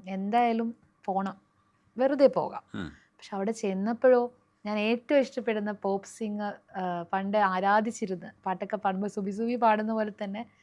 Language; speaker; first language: Malayalam; non-native, local second language; Hindi